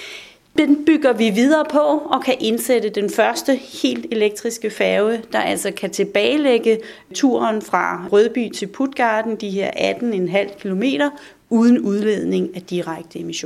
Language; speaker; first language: Danish; native; Danish